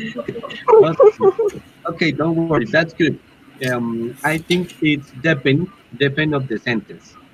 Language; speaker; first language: English; non-native, learner; Spanish